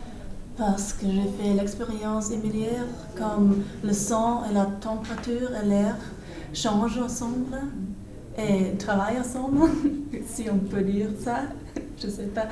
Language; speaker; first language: French; non-native, learner; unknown